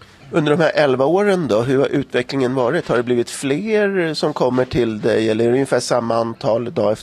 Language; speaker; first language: Swedish; native; Swedish